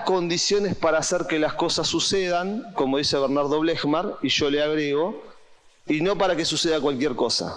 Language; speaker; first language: Spanish; native; Spanish